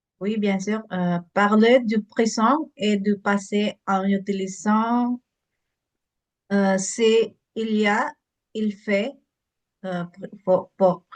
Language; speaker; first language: French; non-native, learner; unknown